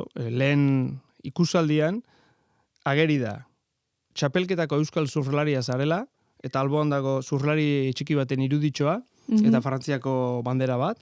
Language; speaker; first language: Basque; native; Basque